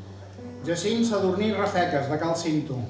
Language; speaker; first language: Catalan; native; Catalan